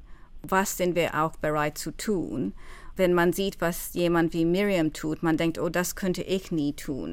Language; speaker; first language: German; non-native, fluent; English